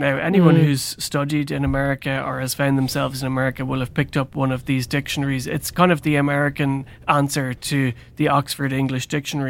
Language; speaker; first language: English; native; English